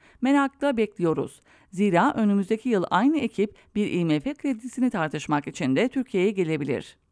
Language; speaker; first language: Turkish; native; Turkish